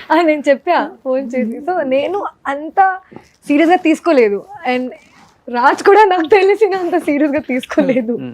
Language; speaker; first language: Telugu; non-native, fluent; Hindi